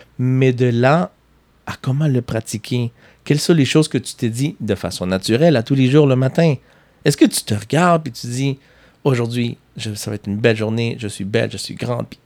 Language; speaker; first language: French; non-native, fluent; Spanish